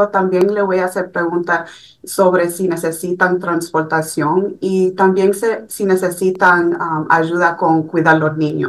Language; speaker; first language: Spanish; early bilingual, heritage; Spanish